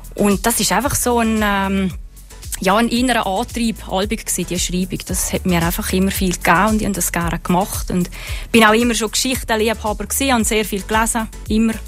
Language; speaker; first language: German; native; German